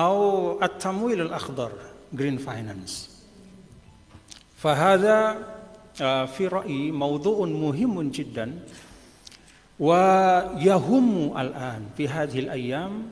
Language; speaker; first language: Arabic; non-native, fluent; Sasak